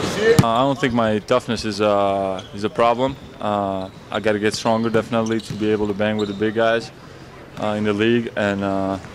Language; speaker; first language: English; non-native, fluent; Latvian